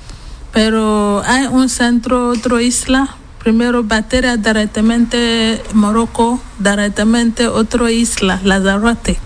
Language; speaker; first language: Spanish; non-native, learner; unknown